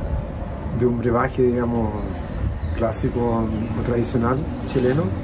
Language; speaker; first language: Spanish; native; Spanish